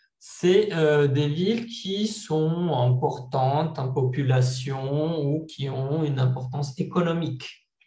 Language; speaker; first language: French; non-native, fluent; Spanish